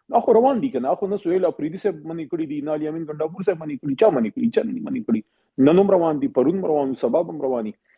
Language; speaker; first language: Pashto; native; Pashto